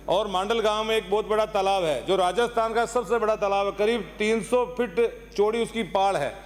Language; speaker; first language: Hindi; native; Hindi